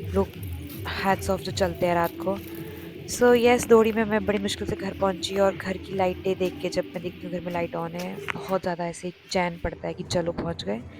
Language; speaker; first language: Hindi; non-native, local second language; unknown